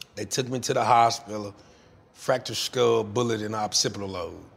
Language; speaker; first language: English; native; English